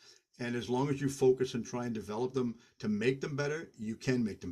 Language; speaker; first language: English; native; English